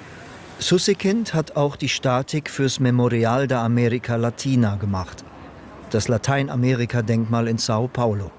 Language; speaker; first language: German; native; German